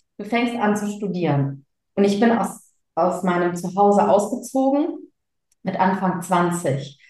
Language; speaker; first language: German; early bilingual, other home language; Tamil